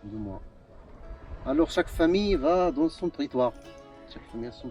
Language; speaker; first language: French; non-native, learner; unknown